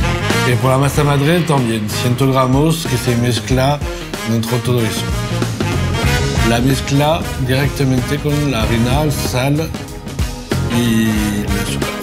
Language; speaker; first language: Spanish; non-native, learner; French